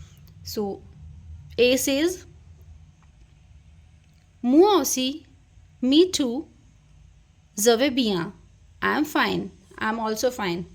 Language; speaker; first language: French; non-native, fluent; Hindi